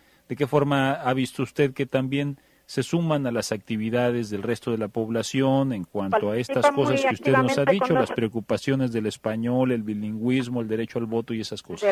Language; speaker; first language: Spanish; native; Spanish